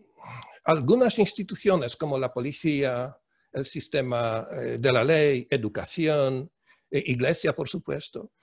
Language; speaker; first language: Spanish; non-native, fluent; Polish